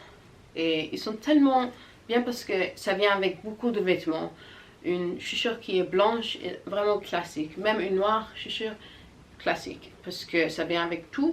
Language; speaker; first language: French; non-native, learner; English